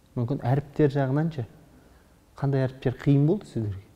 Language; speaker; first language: Kazakh; native; Kazakh